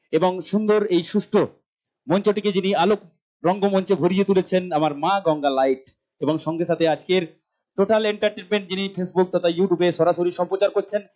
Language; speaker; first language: Bangla; non-native, local second language; Santali